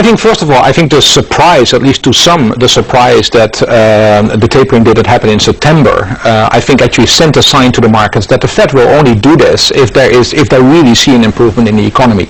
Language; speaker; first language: English; non-native, fluent; Dutch